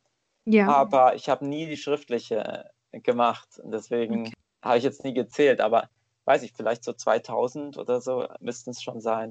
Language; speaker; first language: German; native; German